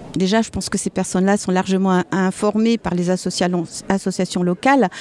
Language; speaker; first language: French; native; French